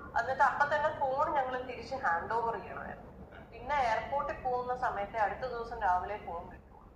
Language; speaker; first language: Malayalam; native; Malayalam